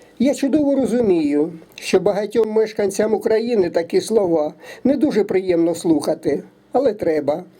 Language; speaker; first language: Ukrainian; native; Ukrainian